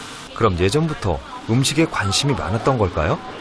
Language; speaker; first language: Korean; native; Korean